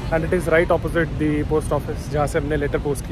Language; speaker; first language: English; non-native, local second language; Hindi